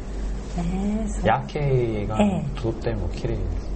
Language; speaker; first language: Japanese; non-native, learner; Korean